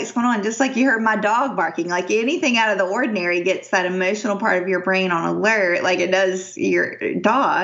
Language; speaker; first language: English; native; English